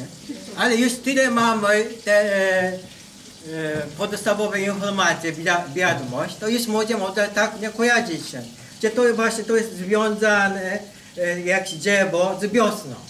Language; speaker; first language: Polish; non-native, learner; Japanese